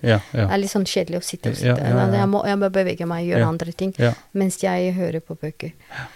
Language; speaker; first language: Norwegian; non-native, learner; Albanian